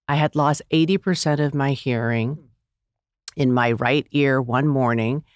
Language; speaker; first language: English; native; English